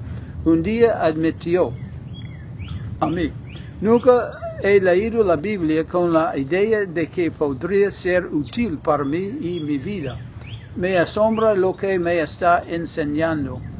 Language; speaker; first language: Spanish; non-native, fluent; English